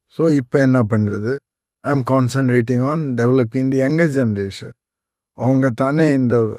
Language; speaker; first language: Tamil; non-native, fluent; Konkani